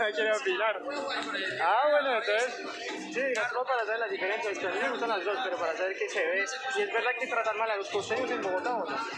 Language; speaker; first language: Spanish; non-native, fluent; French